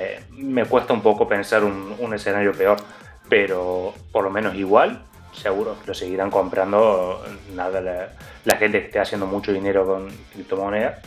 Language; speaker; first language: Spanish; native; Spanish